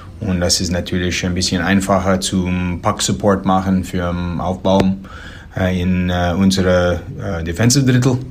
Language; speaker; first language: German; non-native, learner; English